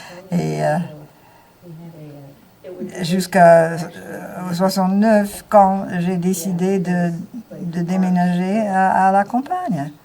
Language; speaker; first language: French; non-native, fluent; English